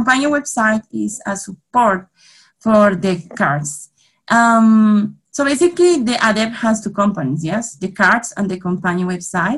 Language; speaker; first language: English; non-native, fluent; Spanish